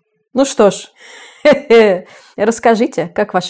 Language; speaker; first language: Russian; native; Russian